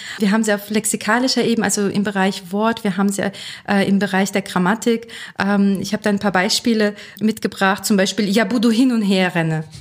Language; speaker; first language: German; early bilingual, other home language; Russian